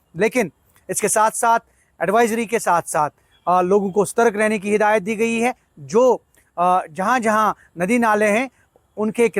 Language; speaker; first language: Hindi; non-native, local second language; Kashmiri